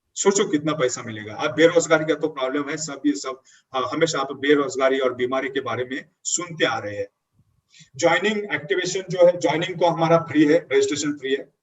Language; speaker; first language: Hindi; non-native, local second language; Marathi